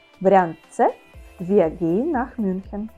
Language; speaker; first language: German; non-native, fluent; Ukrainian